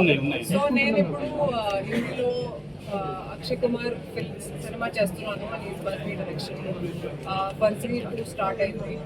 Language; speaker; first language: Telugu; non-native, fluent; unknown